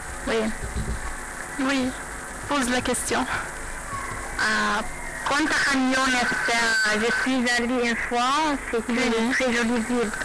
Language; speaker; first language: French; non-native, learner; Arabic